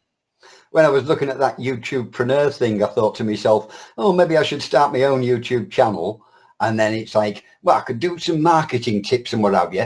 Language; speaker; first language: English; native; English